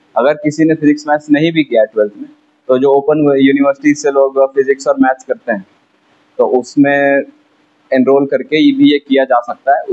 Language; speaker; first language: Hindi; native; Hindi